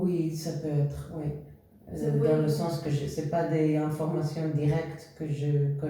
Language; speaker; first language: French; non-native, fluent; Spanish